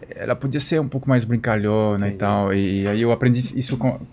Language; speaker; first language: Portuguese; non-native, fluent; French